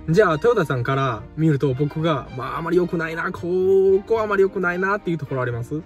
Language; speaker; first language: Japanese; non-native, fluent; Chinese